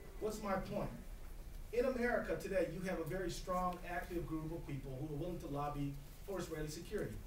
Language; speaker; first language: English; native; English